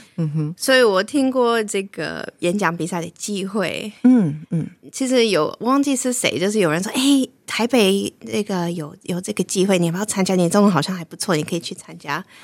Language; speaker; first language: Chinese; non-native, fluent; English